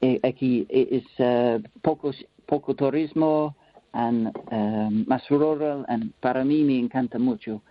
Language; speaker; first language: Spanish; non-native, learner; English